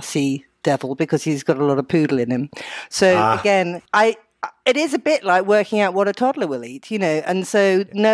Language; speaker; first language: English; native; English